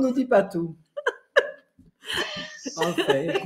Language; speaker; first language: French; native; French